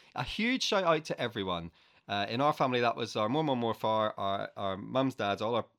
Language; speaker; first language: English; native; English